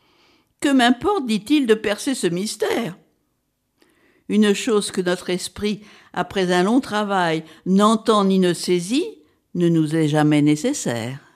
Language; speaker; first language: French; native; French